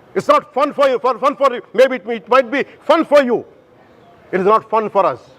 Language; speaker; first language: English; non-native, local second language; Telugu